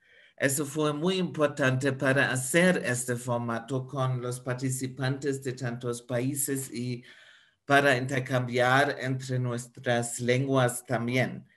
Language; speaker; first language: Spanish; non-native, fluent; German